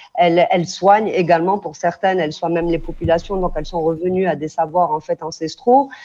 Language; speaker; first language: French; non-native, local second language; Arabic